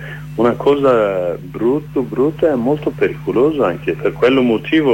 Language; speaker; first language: Italian; non-native, learner; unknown